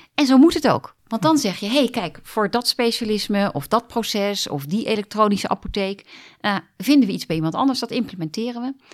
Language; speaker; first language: Dutch; native; Dutch